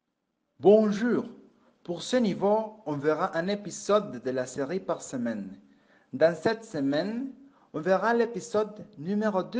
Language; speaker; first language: French; non-native, fluent; Spanish